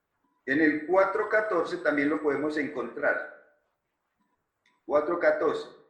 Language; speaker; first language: Spanish; native; Spanish